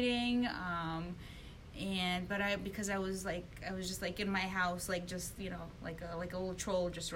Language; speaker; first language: English; early bilingual, other home language; Russian